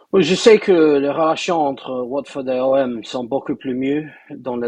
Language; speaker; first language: French; non-native, fluent; English